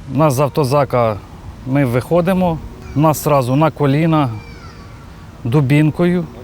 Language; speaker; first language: Ukrainian; native; Ukrainian